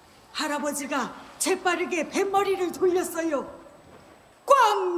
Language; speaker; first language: Korean; native; Korean